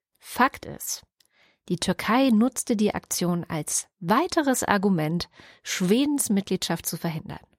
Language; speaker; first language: German; native; German